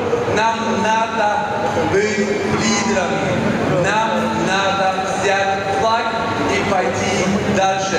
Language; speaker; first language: Russian; non-native, fluent; Swedish